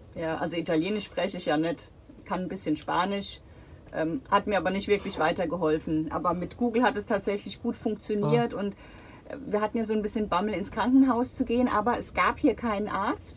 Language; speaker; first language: German; native; German